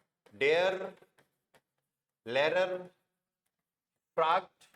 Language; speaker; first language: German; non-native, fluent; Hindi